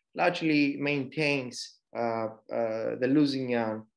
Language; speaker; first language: English; non-native, fluent; Greek